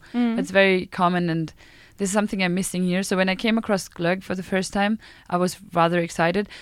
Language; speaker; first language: English; non-native, fluent; German